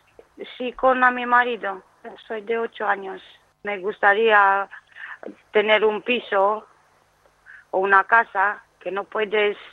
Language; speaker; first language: Spanish; non-native, learner; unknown